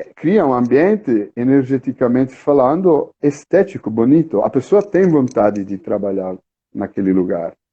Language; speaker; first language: Portuguese; non-native, fluent; Italian